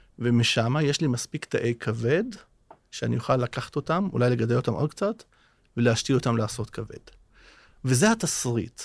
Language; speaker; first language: Hebrew; non-native, local second language; Arabic